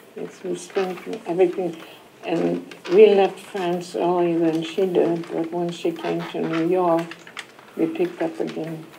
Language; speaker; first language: English; non-native, fluent; German